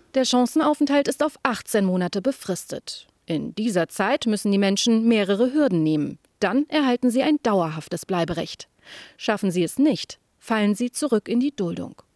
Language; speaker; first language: German; native; German